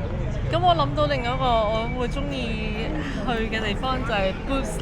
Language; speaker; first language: Cantonese; native; Cantonese